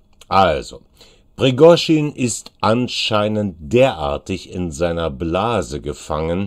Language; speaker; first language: German; native; German